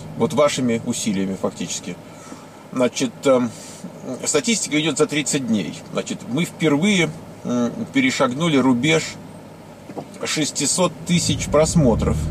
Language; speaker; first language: Russian; native; Russian